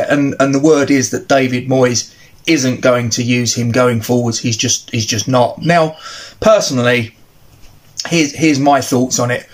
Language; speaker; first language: English; native; English